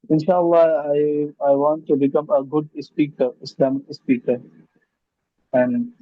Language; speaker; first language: English; non-native, learner; Hindi